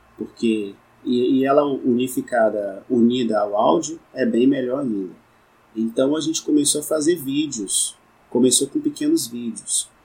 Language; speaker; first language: Portuguese; native; Portuguese